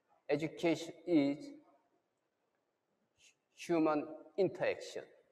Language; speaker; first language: English; non-native, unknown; Korean